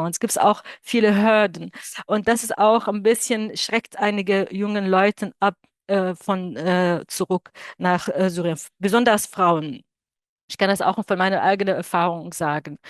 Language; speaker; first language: German; non-native, fluent; Arabic